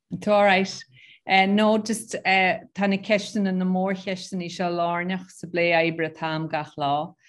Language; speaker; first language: Irish; native; Irish